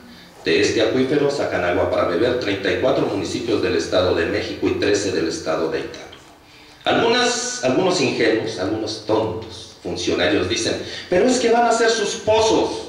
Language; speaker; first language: Spanish; native; Spanish